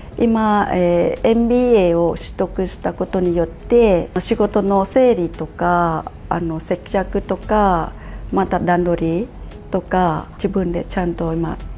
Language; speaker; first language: Japanese; non-native, fluent; Khmer